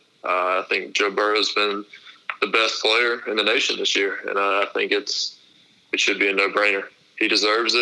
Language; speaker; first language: English; native; English